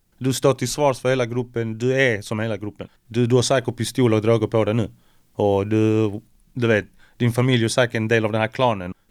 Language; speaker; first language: Swedish; early bilingual, other home language; Spanish